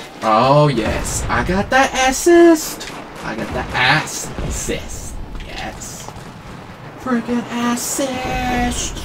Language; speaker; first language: English; native; English